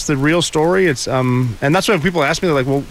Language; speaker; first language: English; native; English